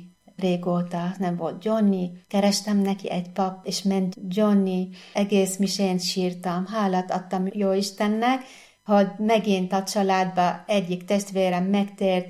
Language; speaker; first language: Hungarian; non-native, fluent; Arabic